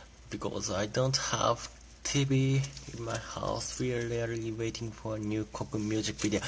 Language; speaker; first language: English; non-native, learner; Japanese